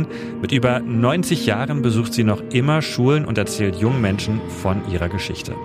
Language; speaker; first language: German; native; German